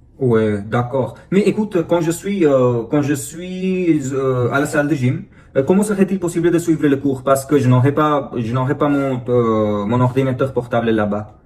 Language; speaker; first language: French; non-native, fluent; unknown